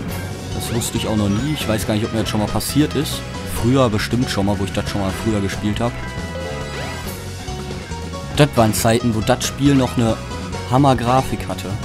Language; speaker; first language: German; native; German